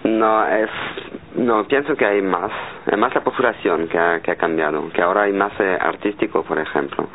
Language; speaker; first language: Spanish; non-native, fluent; French